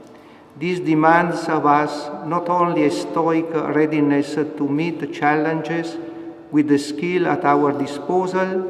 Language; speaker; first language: English; non-native, fluent; Italian